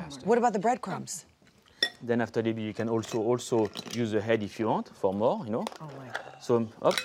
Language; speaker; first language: English; non-native, fluent; French